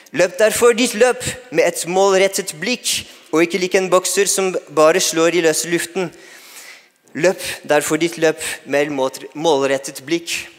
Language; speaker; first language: Norwegian; non-native, fluent; English